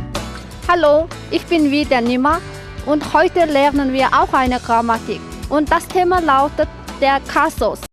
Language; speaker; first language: German; non-native, fluent; Mongolian